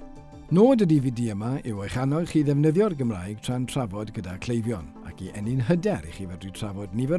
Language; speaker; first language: Welsh; native; Welsh